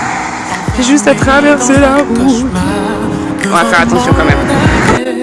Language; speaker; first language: French; native; French